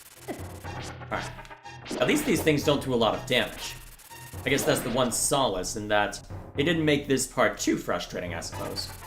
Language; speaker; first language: English; native; English